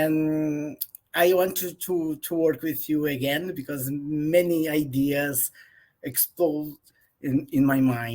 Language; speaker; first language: English; non-native, learner; Portuguese